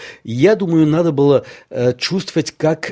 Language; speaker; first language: Russian; non-native, local second language; Armenian